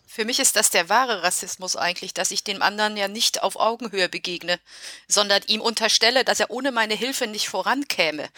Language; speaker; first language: German; early bilingual, other home language; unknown